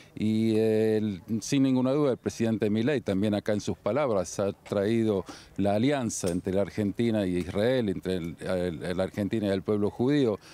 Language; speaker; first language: Spanish; native; Spanish